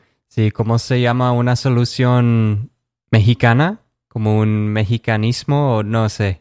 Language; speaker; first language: Spanish; non-native, fluent; English